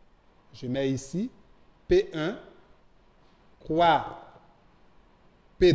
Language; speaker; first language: French; non-native, local second language; Haitian Creole